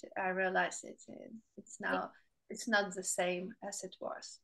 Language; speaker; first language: English; non-native, learner; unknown